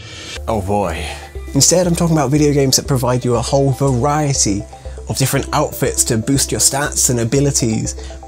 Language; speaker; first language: English; native; English